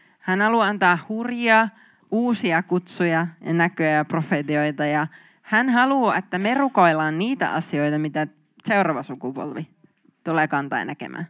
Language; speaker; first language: Finnish; native; Finnish